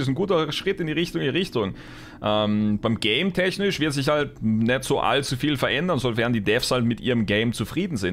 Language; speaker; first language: German; native; German